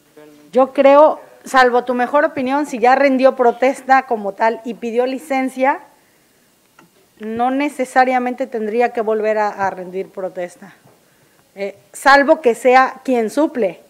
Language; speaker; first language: Spanish; native; Spanish